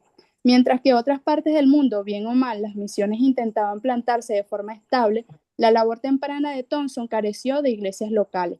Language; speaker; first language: Spanish; native; Spanish